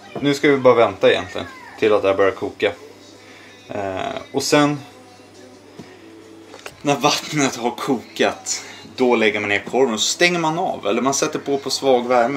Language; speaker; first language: Swedish; native; Swedish